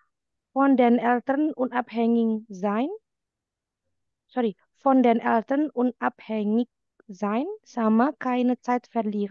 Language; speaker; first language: German; non-native, fluent; Indonesian